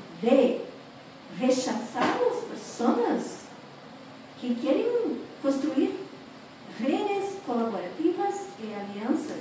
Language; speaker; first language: Spanish; non-native, fluent; Portuguese